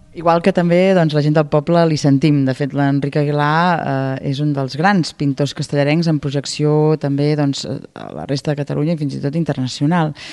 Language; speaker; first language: Catalan; native; Catalan